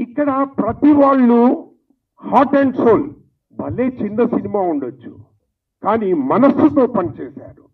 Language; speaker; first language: Telugu; native; Telugu